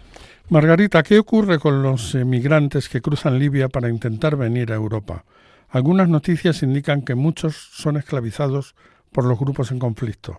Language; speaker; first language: Spanish; native; Spanish